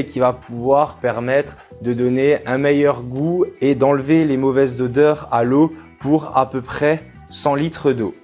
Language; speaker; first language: French; native; French